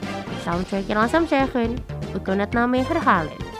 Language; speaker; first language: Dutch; non-native, learner; Indonesian